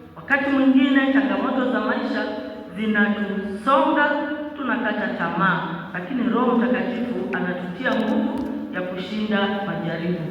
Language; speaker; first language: Swahili; native; Swahili